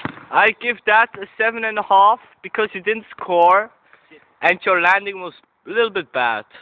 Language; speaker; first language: English; non-native, learner; Dutch